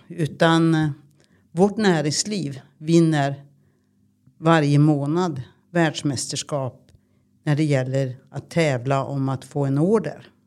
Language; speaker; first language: Swedish; native; Swedish